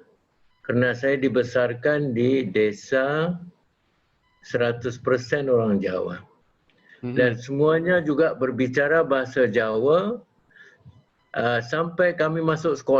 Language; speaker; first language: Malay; non-native, local second language; Javanese